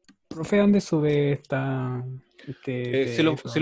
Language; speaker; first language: Spanish; native; Spanish